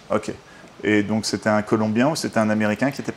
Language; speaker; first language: French; native; French